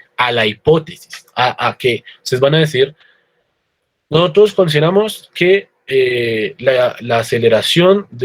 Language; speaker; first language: Spanish; native; Spanish